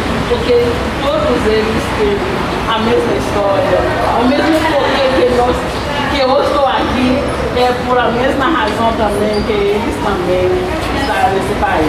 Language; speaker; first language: Portuguese; non-native, learner; Haitian Creole